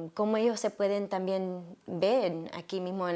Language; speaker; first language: Spanish; early bilingual, heritage; Spanish